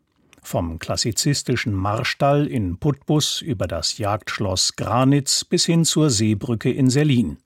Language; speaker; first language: German; native; German